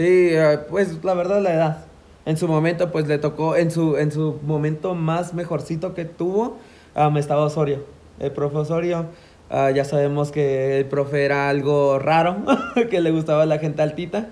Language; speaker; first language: Spanish; native; Spanish